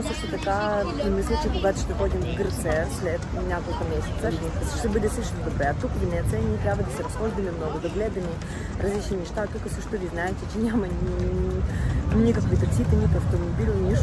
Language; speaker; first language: Bulgarian; non-native, fluent; Russian